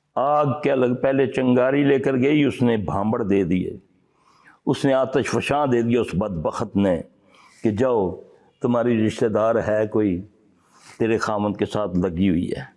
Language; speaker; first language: Urdu; non-native, local second language; Punjabi